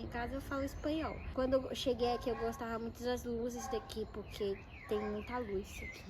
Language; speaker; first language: Portuguese; early bilingual, other home language; Spanish